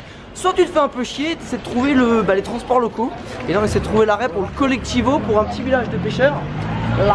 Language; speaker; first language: French; native; French